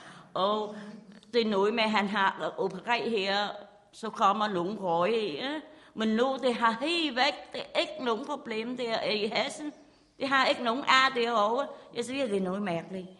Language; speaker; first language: Danish; non-native, learner; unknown